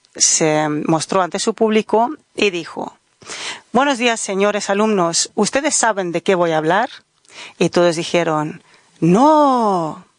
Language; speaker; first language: Spanish; non-native, fluent; Dutch